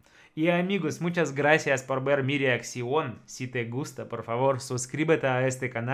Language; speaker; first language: Spanish; non-native, fluent; Russian